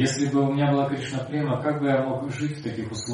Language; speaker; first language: Russian; native; Russian